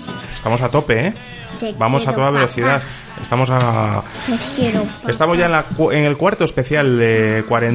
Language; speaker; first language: Spanish; native; Spanish